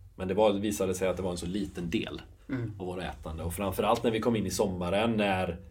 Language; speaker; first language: Swedish; native; Swedish